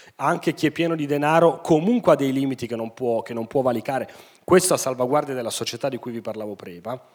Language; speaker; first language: Italian; native; Italian